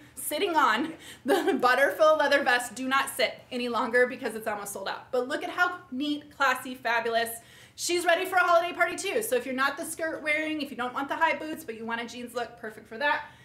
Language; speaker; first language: English; native; English